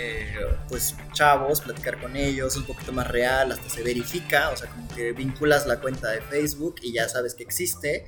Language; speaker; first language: Spanish; native; Spanish